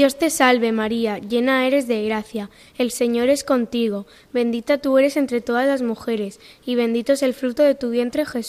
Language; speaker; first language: Spanish; native; Spanish